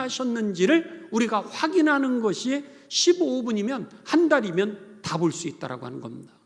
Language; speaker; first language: Korean; native; Korean